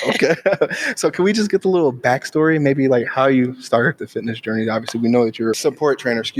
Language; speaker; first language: English; native; English